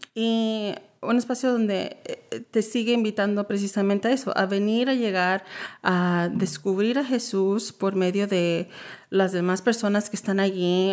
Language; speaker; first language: Spanish; early bilingual, heritage; Spanish